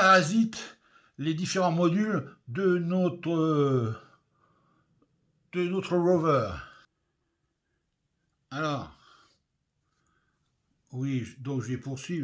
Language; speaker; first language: French; native; French